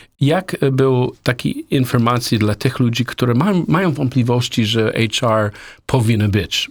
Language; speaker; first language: Polish; non-native, learner; English